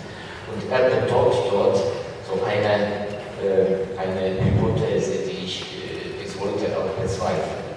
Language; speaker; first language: German; non-native, fluent; Ukrainian